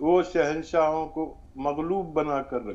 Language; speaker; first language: Urdu; native; Urdu